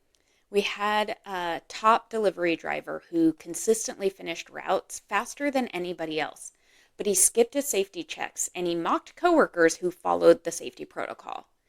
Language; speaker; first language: English; native; English